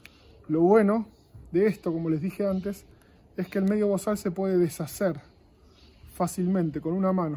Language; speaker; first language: Spanish; native; Spanish